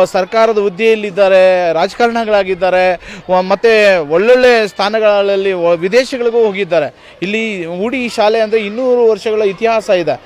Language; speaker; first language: Kannada; native; Kannada